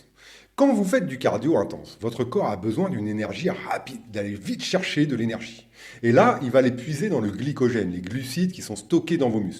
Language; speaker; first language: French; native; French